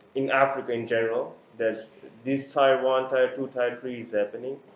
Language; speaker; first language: English; non-native, fluent; Portuguese